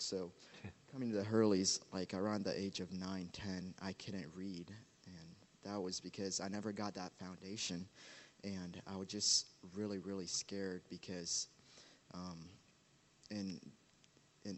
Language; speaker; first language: English; non-native, local second language; Ganda